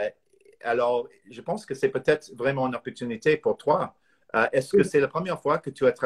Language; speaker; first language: French; non-native, fluent; English